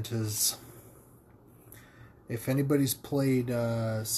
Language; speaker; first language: English; native; English